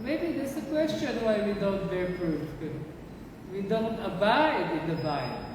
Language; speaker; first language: English; non-native, local second language; Filipino